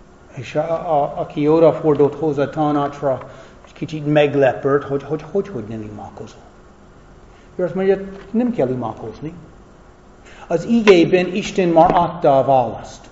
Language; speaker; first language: Hungarian; non-native, fluent; English